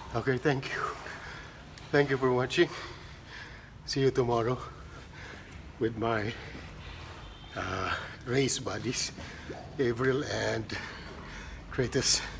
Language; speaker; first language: English; non-native, local second language; Filipino